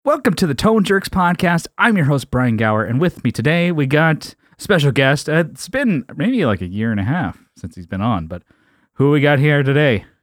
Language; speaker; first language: English; native; English